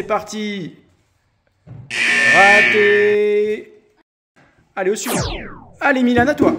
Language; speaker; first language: French; native; French